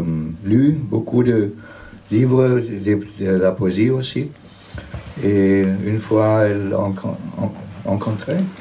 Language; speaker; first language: French; non-native, fluent; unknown